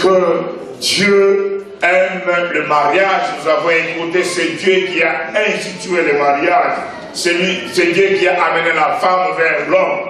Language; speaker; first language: French; non-native, local second language; Lingala